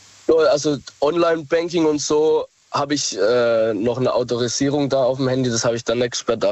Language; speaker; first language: German; native; German